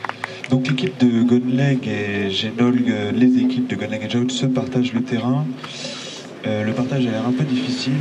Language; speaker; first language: French; native; French